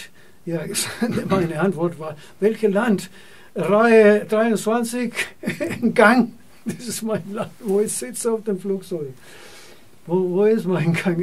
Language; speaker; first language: German; non-native, fluent; Spanish